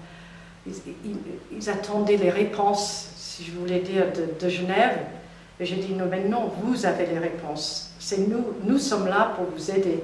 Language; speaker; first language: French; non-native, fluent; English